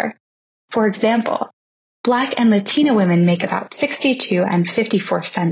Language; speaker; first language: English; native; English